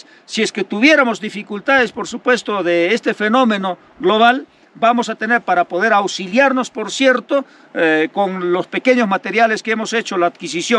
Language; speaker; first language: Spanish; native; Spanish